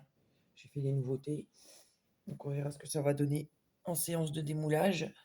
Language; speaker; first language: French; native; French